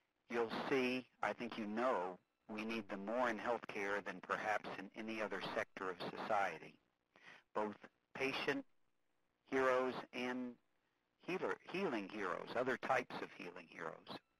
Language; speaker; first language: English; native; English